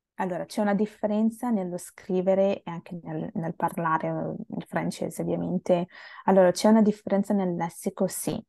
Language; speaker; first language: Italian; early bilingual, other home language; Bangla